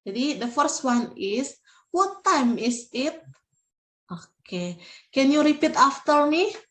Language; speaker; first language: English; non-native, learner; Indonesian